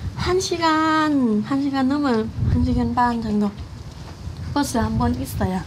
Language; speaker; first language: Korean; non-native, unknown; Vietnamese